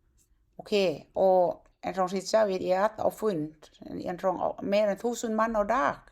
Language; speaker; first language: Icelandic; non-native, learner; Thai